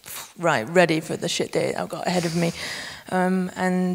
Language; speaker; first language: English; native; English